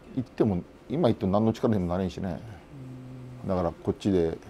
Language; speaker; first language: Japanese; native; Japanese